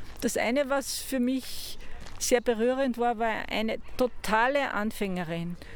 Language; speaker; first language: German; native; German